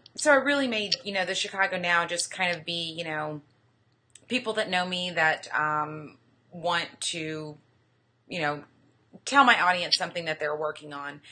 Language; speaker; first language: English; native; English